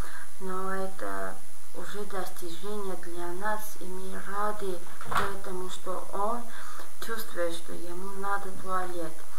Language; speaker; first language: Russian; non-native, fluent; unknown